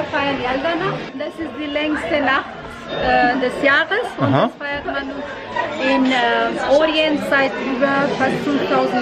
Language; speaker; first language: German; non-native, fluent; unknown